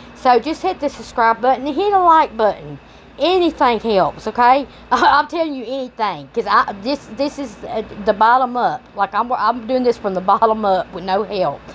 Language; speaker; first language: English; native; English